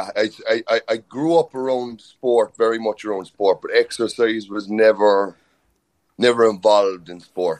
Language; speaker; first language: English; native; English